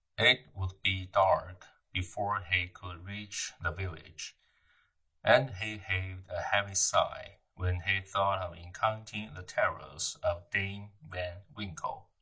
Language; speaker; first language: English; non-native, fluent; Chinese